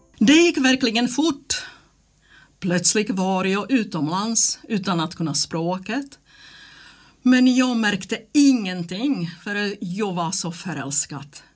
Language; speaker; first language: Swedish; non-native, fluent; Czech